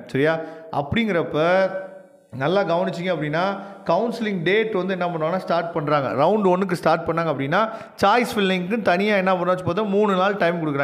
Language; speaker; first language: Tamil; native; Tamil